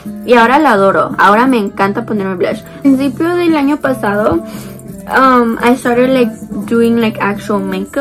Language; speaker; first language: Spanish; early bilingual, heritage; Spanish